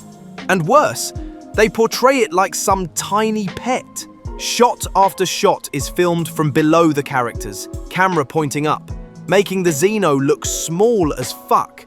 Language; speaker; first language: English; native; English